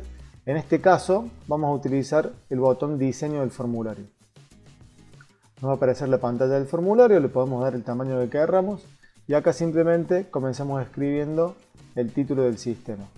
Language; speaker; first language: Spanish; native; Spanish